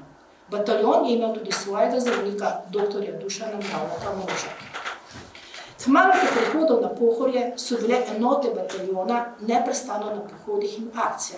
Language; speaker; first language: Slovenian; native; Slovenian